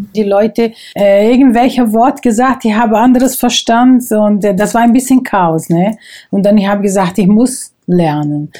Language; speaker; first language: German; non-native, fluent; Portuguese